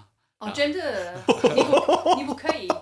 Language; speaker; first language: Chinese; non-native, fluent; English